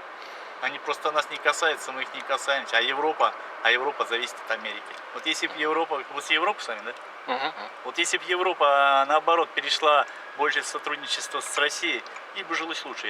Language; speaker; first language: Russian; native; Russian